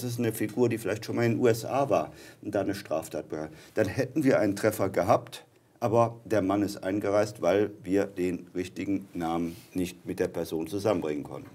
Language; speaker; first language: German; native; German